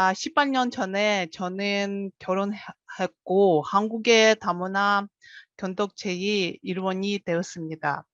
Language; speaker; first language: Korean; non-native, fluent; Russian